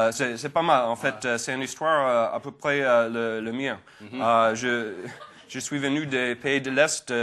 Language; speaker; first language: French; non-native, fluent; English